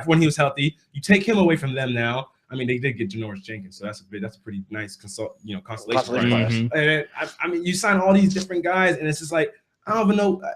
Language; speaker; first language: English; native; English